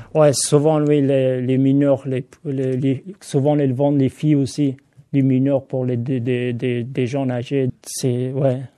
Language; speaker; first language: French; non-native, learner; Hazaragi